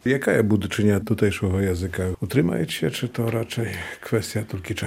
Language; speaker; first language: Polish; non-native, local second language; Ukrainian